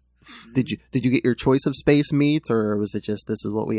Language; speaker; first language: English; native; English